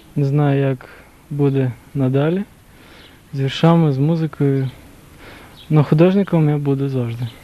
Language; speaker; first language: Ukrainian; native; Ukrainian